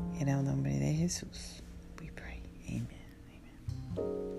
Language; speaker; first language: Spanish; non-native, learner; English